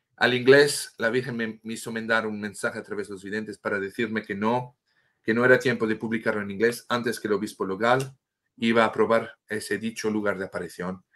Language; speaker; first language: Spanish; non-native, fluent; French